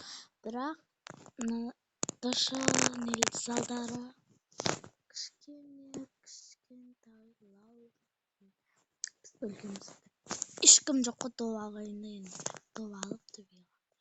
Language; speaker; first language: Kazakh; native; Kazakh